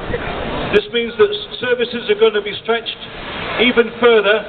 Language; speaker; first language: English; native; English